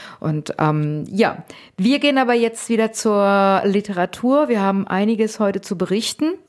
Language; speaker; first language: German; native; German